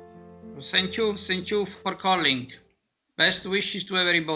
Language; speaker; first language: English; non-native, learner; Italian